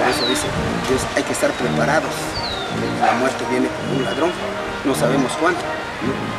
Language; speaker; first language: Spanish; native; Spanish